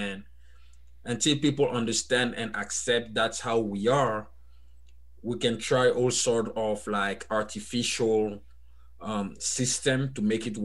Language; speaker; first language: English; non-native, fluent; French